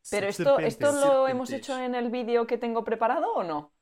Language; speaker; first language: Spanish; native; Spanish